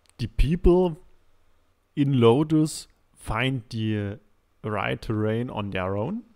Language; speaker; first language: English; non-native, fluent; German